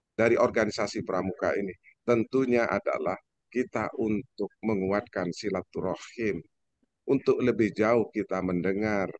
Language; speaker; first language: Indonesian; native; Indonesian